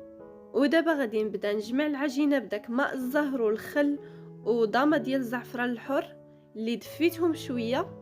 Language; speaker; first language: Arabic; native; Arabic